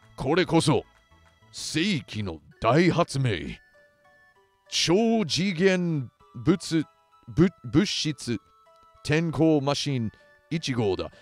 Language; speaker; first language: Japanese; non-native, fluent; English